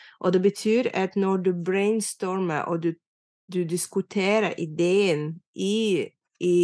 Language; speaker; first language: Norwegian; non-native, fluent; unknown